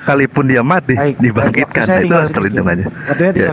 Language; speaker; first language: Indonesian; native; Indonesian